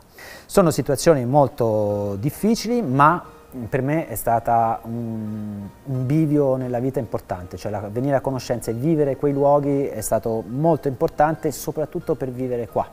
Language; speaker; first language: Italian; native; Italian